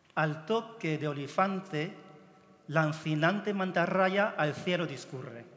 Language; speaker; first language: Spanish; non-native, fluent; Chinese